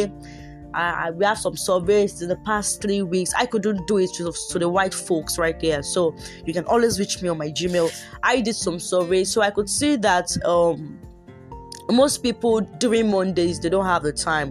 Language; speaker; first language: English; non-native, local second language; Yoruba